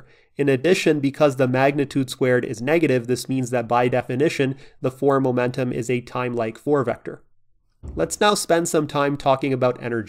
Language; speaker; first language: English; native; English